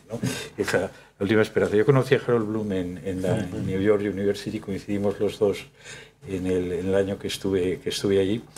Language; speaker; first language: Spanish; native; Spanish